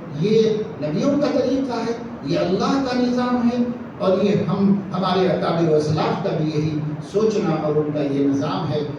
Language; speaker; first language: Urdu; native; Urdu